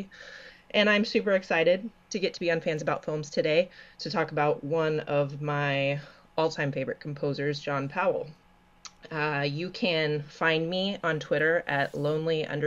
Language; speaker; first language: English; native; English